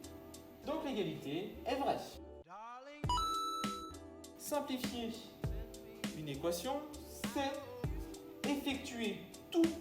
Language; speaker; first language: French; native; French